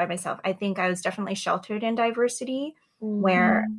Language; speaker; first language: English; native; English